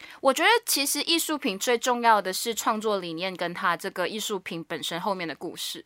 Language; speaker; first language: Chinese; native; Chinese